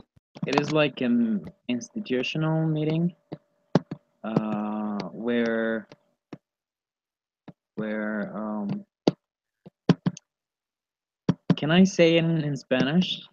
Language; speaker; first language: English; non-native, learner; Spanish